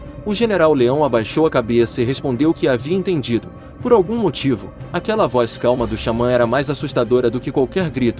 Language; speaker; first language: Portuguese; native; Portuguese